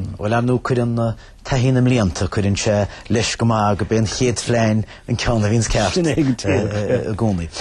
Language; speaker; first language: Irish; native; Irish